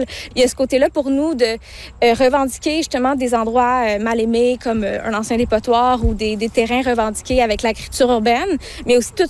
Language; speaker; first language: French; native; French